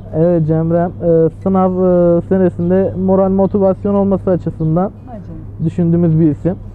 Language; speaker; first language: Turkish; native; Turkish